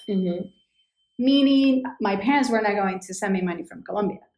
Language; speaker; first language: English; non-native, fluent; Spanish